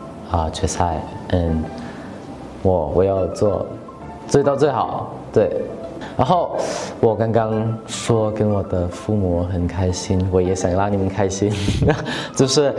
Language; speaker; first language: Chinese; non-native, learner; Thai